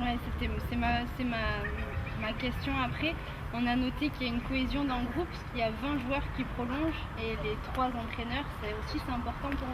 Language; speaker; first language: French; native; French